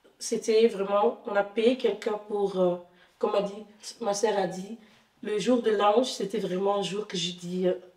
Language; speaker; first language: French; non-native, fluent; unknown